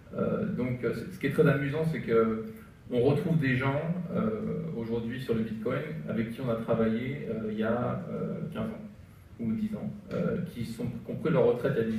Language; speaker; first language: French; native; French